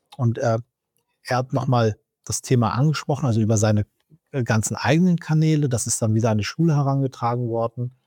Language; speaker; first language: German; early bilingual, other home language; Turkish